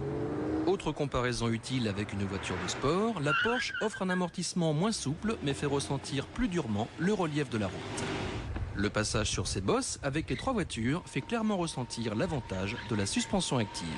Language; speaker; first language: French; native; French